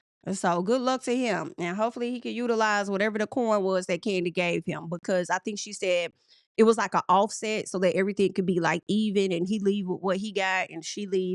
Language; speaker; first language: English; native; English